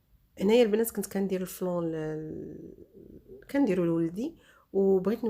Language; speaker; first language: Arabic; native; Arabic